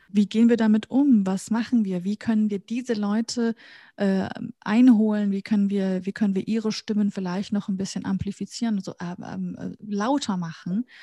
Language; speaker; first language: German; early bilingual, other home language; Central Kurdish